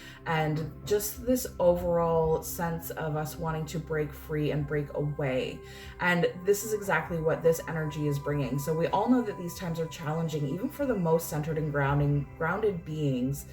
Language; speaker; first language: English; native; English